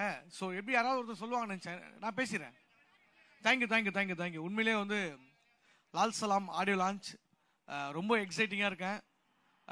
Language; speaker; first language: Tamil; native; Tamil